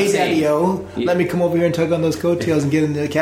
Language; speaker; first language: English; native; English